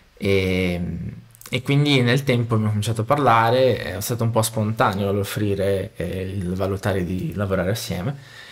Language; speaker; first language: Italian; non-native, fluent; Portuguese